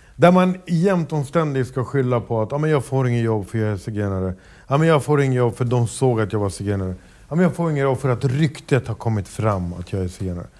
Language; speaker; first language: Swedish; native; Swedish